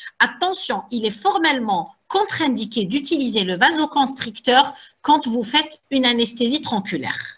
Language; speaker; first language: French; non-native, local second language; Arabic